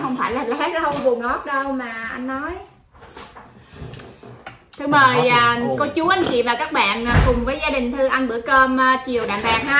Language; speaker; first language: Vietnamese; native; Vietnamese